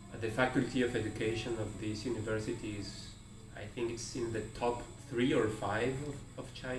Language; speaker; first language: English; non-native, fluent; Spanish